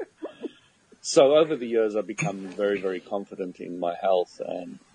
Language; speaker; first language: English; native; English